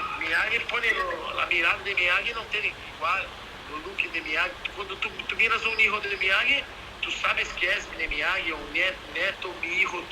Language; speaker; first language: Spanish; non-native, learner; Portuguese